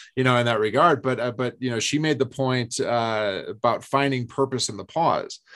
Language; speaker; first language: English; native; English